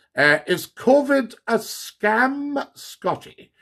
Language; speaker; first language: English; native; English